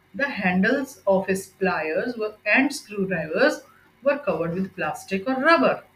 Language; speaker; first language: English; non-native, local second language; Punjabi